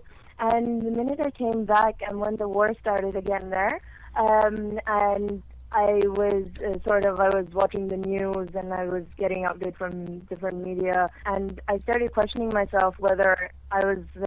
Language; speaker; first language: English; non-native, fluent; Norwegian